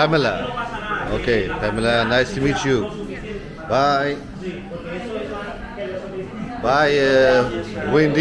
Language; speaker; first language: English; non-native, learner; Turkish